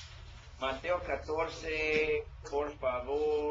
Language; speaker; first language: Spanish; non-native, learner; English